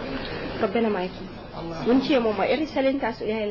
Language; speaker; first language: Arabic; native; Arabic